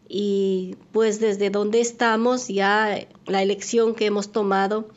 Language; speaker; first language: Spanish; native; Spanish